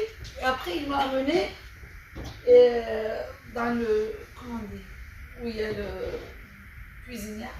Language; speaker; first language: French; non-native, fluent; Turkish